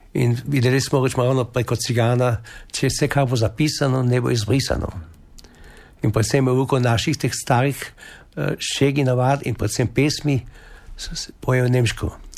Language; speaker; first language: Slovenian; native; Slovenian